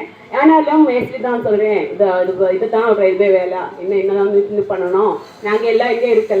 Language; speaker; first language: Tamil; non-native, learner; Malayalam